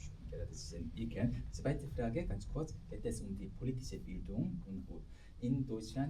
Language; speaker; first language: German; non-native, fluent; Korean